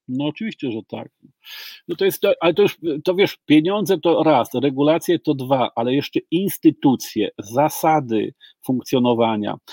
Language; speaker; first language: Polish; native; Polish